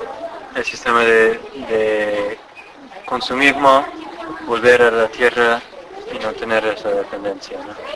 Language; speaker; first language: Spanish; non-native, fluent; English